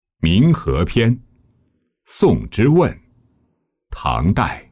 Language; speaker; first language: Chinese; native; Chinese